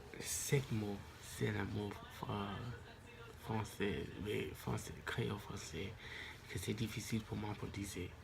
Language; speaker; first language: French; non-native, local second language; English